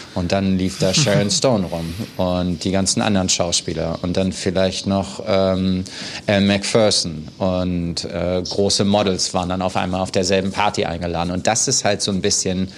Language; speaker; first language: German; native; German